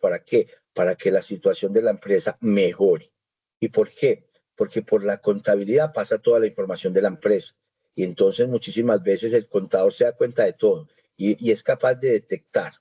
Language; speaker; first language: Spanish; native; Spanish